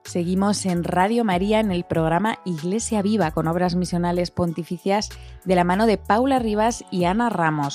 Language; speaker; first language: Spanish; native; Spanish